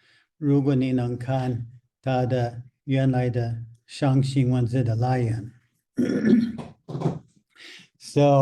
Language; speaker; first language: Chinese; non-native, fluent; English